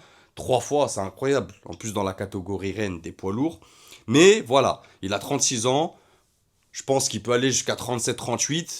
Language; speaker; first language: French; native; French